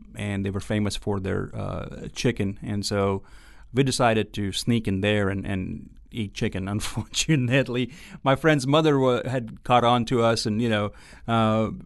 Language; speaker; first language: English; non-native, local second language; Gujarati